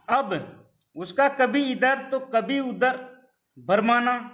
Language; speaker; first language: Hindi; native; Hindi